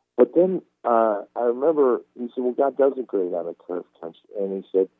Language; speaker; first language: English; non-native, fluent; Turkish